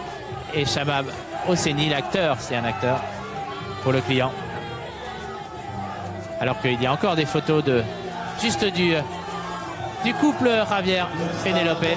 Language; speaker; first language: French; native; French